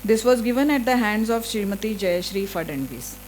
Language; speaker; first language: English; non-native, local second language; Marathi